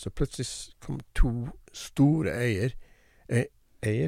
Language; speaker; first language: Norwegian; non-native, fluent; English